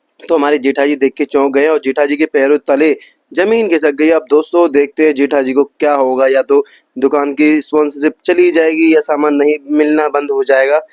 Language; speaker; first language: Hindi; native; Hindi